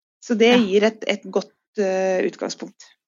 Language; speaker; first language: Norwegian; native; Norwegian